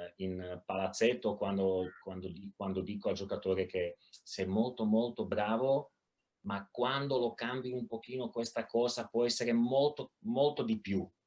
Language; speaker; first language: Italian; non-native, fluent; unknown